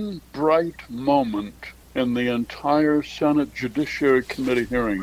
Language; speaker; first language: English; native; English